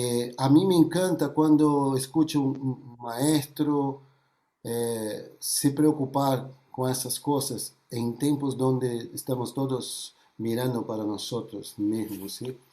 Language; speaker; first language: Spanish; non-native, fluent; Portuguese